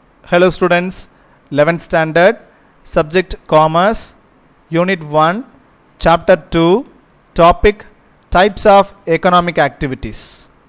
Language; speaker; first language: English; non-native, local second language; Tamil